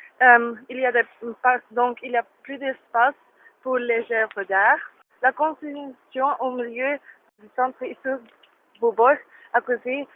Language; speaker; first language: French; non-native, learner; Dutch